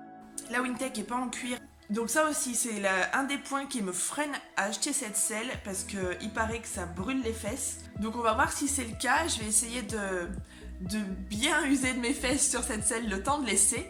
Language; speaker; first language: French; native; French